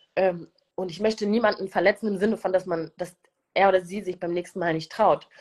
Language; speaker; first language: German; early bilingual, other home language; Kinyarwanda